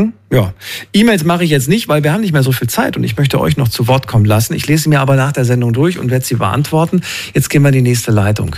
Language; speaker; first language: German; native; German